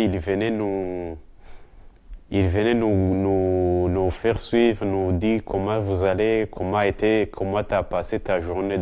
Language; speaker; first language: French; non-native, local second language; Kinyarwanda